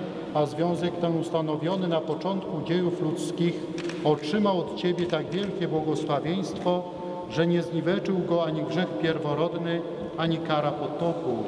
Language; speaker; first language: Polish; native; Polish